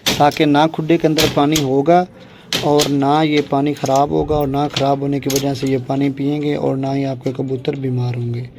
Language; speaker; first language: Urdu; native; Urdu